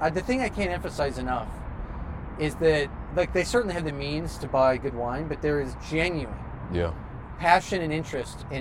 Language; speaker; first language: English; native; English